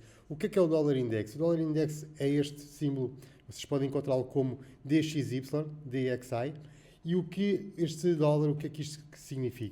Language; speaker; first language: Portuguese; native; Portuguese